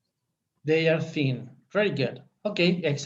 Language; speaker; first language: English; non-native, fluent; Spanish